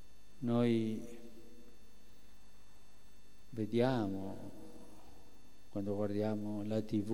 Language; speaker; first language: Italian; non-native, fluent; Spanish